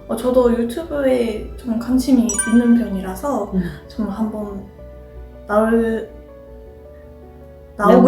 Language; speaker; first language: Korean; non-native, learner; Japanese